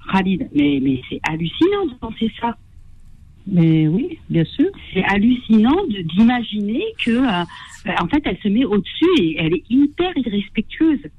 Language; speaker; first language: French; native; French